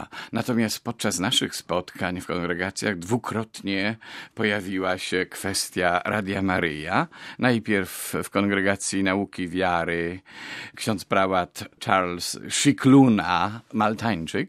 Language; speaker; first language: Polish; native; Polish